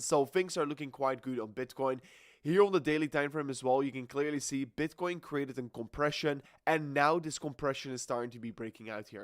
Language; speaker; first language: English; non-native, fluent; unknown